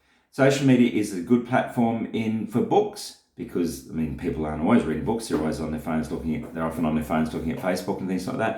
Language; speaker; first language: English; native; English